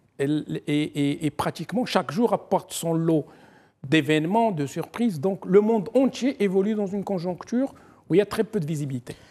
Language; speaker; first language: French; non-native, local second language; Arabic